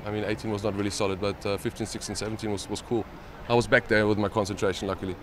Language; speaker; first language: English; non-native, fluent; German